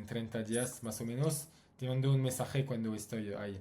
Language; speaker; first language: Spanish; non-native, learner; French